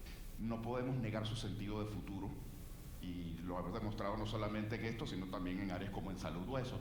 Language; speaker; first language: Spanish; native; Spanish